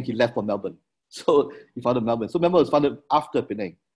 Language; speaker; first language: English; non-native, local second language; Min Nan Chinese